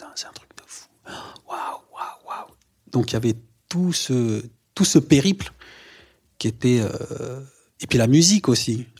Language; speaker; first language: French; native; French